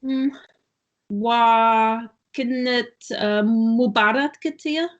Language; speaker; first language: Arabic; non-native, learner; German